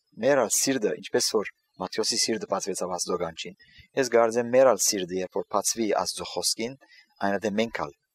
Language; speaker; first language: Armenian; early bilingual, heritage; Armenian